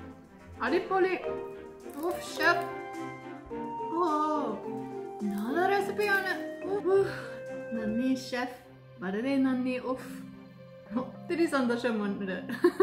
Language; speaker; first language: Malayalam; non-native, learner; English